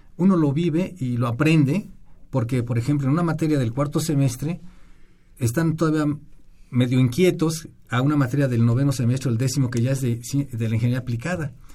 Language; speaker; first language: Spanish; native; Spanish